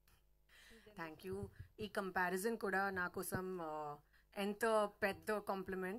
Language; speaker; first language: Telugu; non-native, learner; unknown